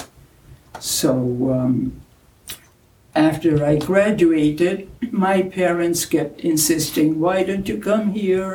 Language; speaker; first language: English; non-native, fluent; Spanish